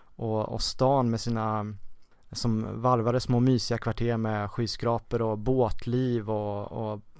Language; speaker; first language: Swedish; native; Swedish